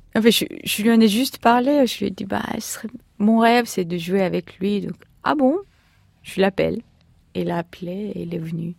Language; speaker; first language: French; non-native, fluent; Korean